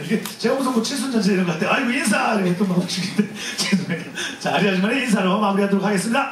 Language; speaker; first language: Korean; native; Korean